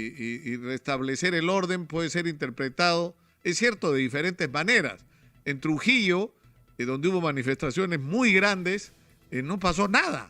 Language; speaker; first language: Spanish; native; Spanish